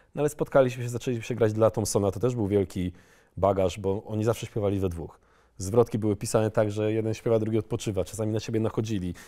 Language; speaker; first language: Polish; native; Polish